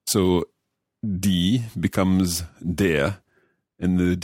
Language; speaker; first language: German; non-native, learner; English